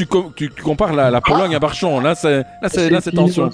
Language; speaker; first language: French; native; French